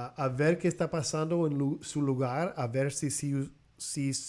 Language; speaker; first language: Spanish; early bilingual, heritage; English